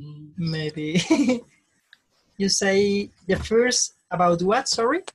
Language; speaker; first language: English; non-native, learner; Spanish